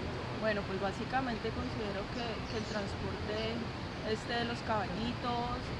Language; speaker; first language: Spanish; native; Spanish